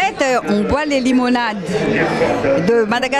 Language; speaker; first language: French; non-native, local second language; Malagasy